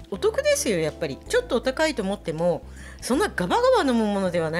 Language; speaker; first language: Japanese; native; Japanese